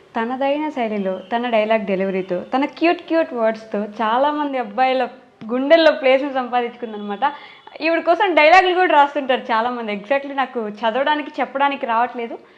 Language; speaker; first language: Telugu; native; Telugu